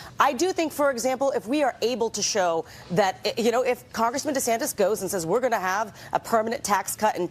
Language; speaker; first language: English; native; English